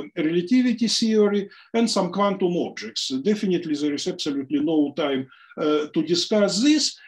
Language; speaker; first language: English; non-native, fluent; Russian